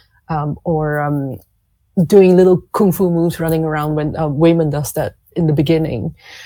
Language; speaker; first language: English; non-native, local second language; Cantonese